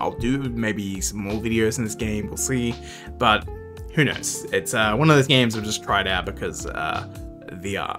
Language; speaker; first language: English; native; English